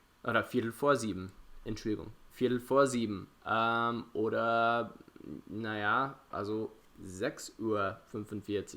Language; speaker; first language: German; non-native, fluent; English